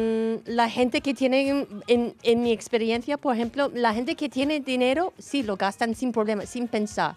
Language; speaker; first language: Spanish; non-native, fluent; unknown